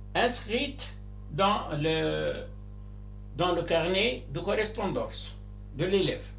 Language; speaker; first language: French; non-native, local second language; Arabic